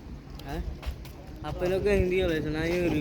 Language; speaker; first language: Hindi; non-native, learner; Bangla